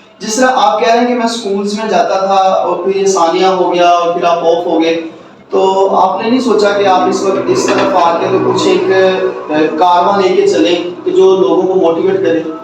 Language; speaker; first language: Urdu; non-native, local second language; Punjabi